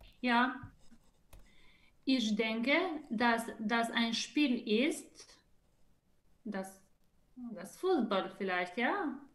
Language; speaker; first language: German; non-native, learner; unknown